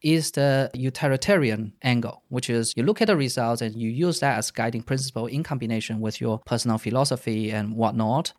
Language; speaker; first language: English; non-native, fluent; Chinese